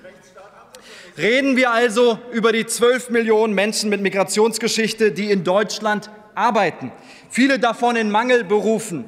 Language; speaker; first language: German; early bilingual, other home language; Turkish